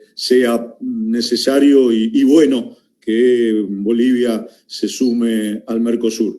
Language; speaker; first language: Spanish; native; Spanish